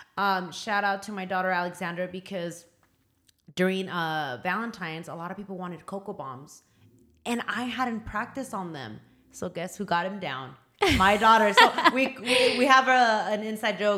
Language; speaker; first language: English; early bilingual, other home language; Spanish